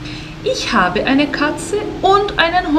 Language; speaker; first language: German; non-native, fluent; Portuguese